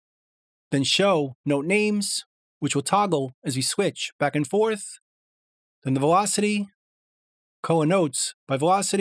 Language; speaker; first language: English; native; English